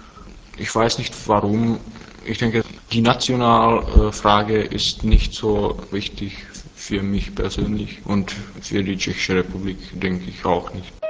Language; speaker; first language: German; non-native, fluent; Czech